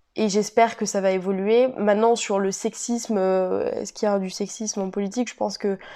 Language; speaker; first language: French; native; French